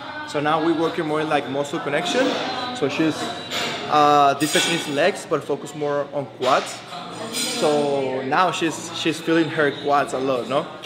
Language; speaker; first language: English; non-native, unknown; Spanish